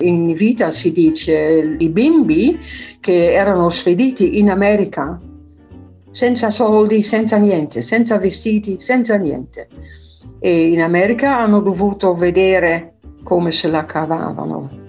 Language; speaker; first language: Italian; non-native, fluent; Dutch